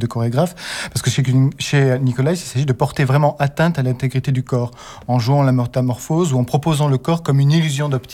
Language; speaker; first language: French; native; French